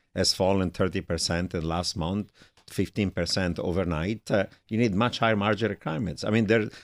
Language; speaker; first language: English; non-native, fluent; Italian